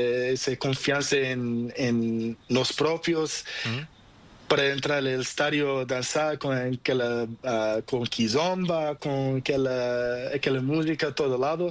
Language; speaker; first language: Spanish; non-native, learner; Portuguese